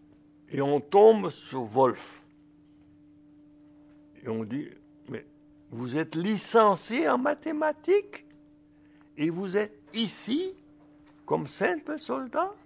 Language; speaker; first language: French; early bilingual, other home language; German